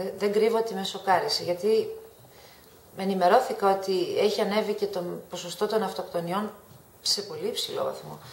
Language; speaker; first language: Greek; native; Greek